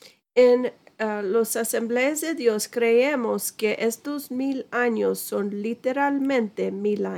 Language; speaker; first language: Spanish; non-native, fluent; English